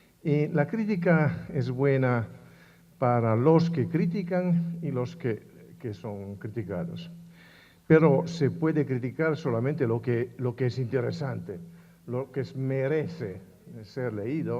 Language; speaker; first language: Spanish; non-native, fluent; Italian